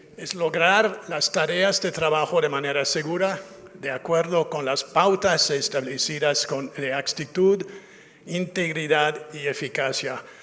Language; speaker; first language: Spanish; non-native, fluent; English